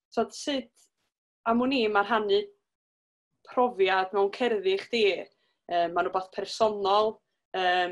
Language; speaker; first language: Welsh; native; Welsh